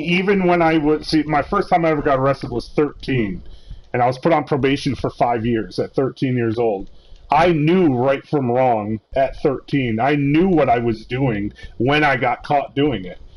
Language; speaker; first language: English; native; English